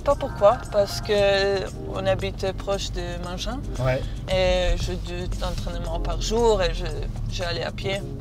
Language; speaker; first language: French; non-native, learner; Serbian